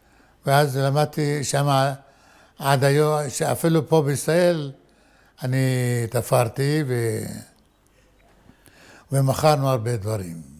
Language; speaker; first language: Hebrew; non-native, fluent; Arabic